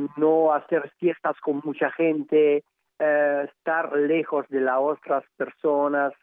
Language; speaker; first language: Spanish; non-native, learner; Italian